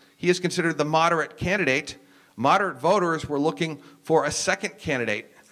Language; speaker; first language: English; native; English